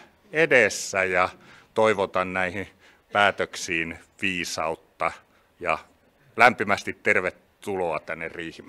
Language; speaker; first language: Finnish; native; Finnish